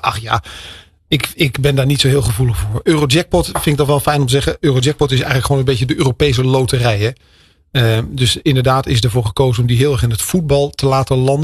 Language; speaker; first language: Dutch; native; Dutch